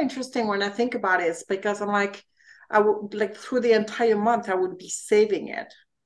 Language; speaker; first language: English; non-native, fluent; French